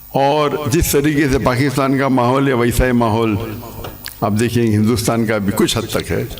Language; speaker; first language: Urdu; non-native, local second language; English